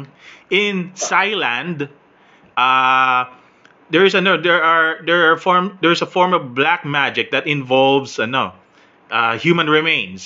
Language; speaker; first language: English; non-native, local second language; Filipino